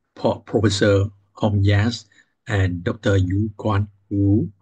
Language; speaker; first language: English; non-native, learner; Vietnamese